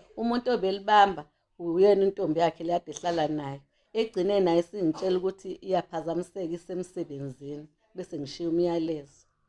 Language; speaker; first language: Zulu; native; Zulu